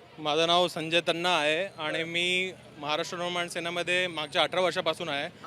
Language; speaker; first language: Marathi; non-native, local second language; Gujarati